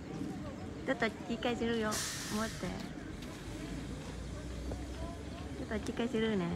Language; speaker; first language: Japanese; non-native, learner; Vietnamese